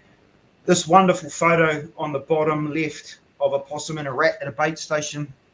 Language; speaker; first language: English; native; English